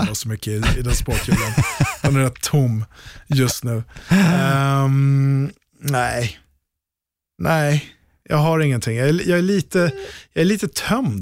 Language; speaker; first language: Swedish; native; Swedish